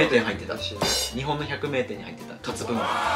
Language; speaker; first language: Japanese; native; Japanese